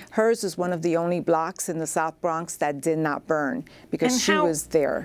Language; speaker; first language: English; native; English